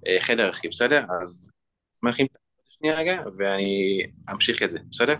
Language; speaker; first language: Hebrew; native; Hebrew